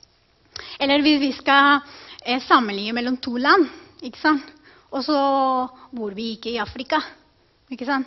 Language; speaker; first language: Norwegian; non-native, fluent; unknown